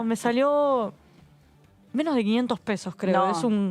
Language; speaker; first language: Spanish; native; Spanish